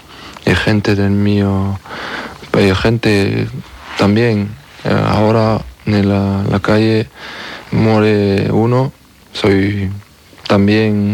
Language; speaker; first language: Spanish; non-native, learner; French